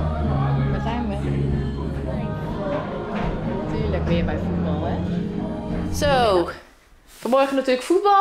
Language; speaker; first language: Dutch; native; Dutch